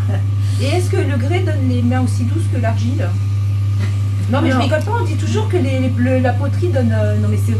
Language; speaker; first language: French; native; French